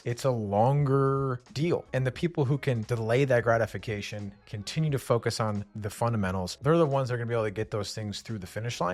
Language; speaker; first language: English; native; English